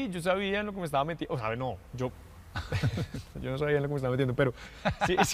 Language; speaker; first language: Spanish; native; Spanish